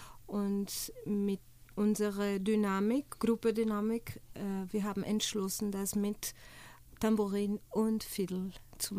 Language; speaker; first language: German; non-native, fluent; Portuguese